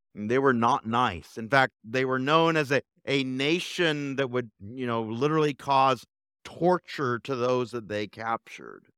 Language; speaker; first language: English; native; English